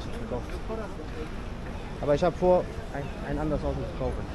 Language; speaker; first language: German; non-native, fluent; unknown